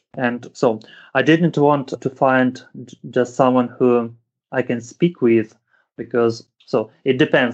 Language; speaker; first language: English; non-native, fluent; Russian